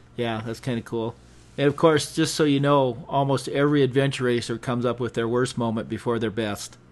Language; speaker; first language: English; native; English